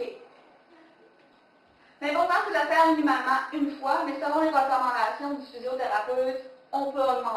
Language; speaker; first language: French; native; French